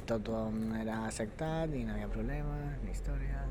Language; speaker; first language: Spanish; non-native, local second language; Catalan